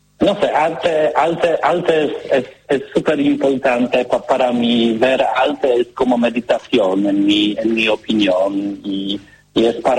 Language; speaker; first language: Spanish; non-native, learner; Polish